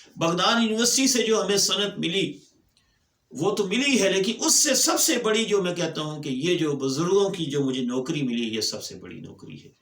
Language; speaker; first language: Urdu; non-native, local second language; Punjabi